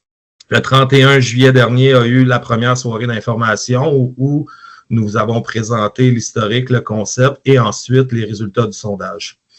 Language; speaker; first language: French; native; French